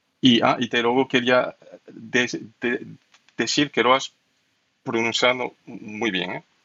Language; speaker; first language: Spanish; non-native, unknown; French